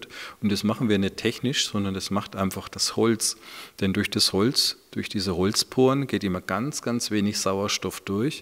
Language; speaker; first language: German; native; German